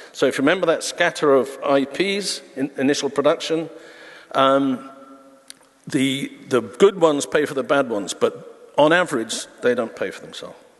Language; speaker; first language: English; native; English